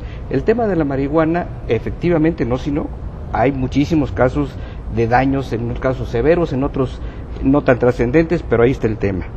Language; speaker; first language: Spanish; native; Spanish